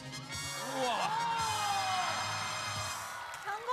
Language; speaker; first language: Chinese; native; Chinese